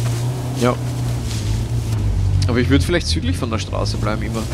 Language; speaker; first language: German; native; German